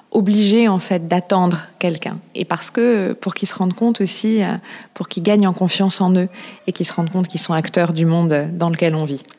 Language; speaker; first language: French; native; French